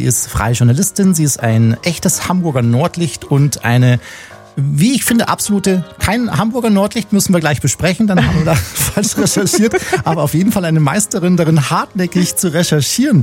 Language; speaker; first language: German; native; German